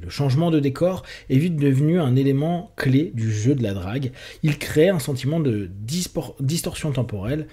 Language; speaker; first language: French; native; French